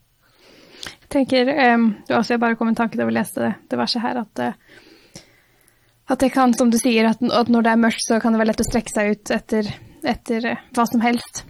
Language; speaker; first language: Norwegian; native; Norwegian